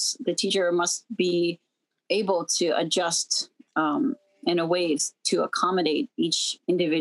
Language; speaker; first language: English; native; English